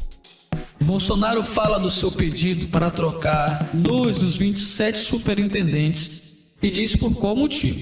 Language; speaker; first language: Portuguese; native; Portuguese